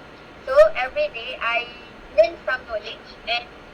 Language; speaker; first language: English; non-native, local second language; Malay